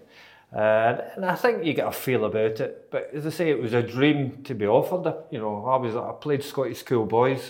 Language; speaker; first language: English; native; English